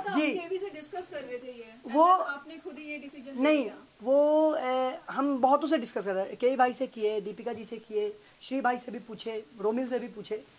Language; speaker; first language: Hindi; native; Hindi